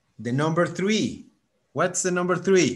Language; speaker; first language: English; non-native, fluent; Spanish